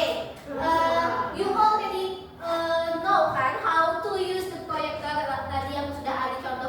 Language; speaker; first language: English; non-native, learner; Indonesian